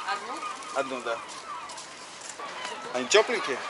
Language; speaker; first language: Russian; non-native, learner; English